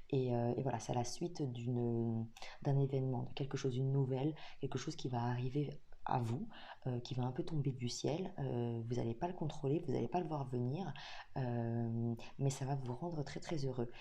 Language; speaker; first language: French; native; French